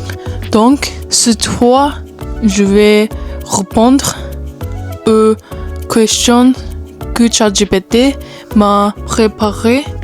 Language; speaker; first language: French; non-native, learner; Japanese